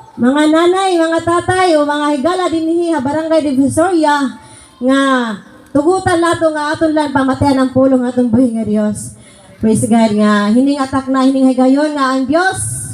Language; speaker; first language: Cebuano; non-native, local second language; Waray